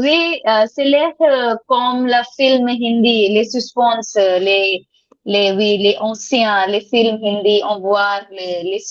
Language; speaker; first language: French; non-native, learner; Hindi